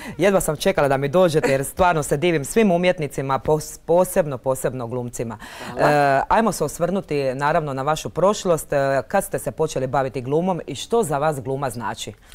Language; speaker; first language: Croatian; native; Croatian